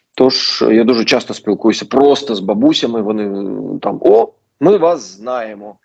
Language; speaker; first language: Ukrainian; non-native, local second language; Russian